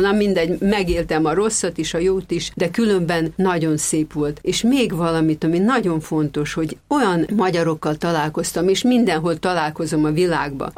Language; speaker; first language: Hungarian; native; Hungarian